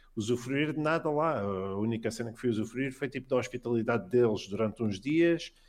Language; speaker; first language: Portuguese; native; Portuguese